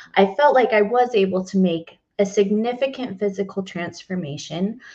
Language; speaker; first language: English; native; English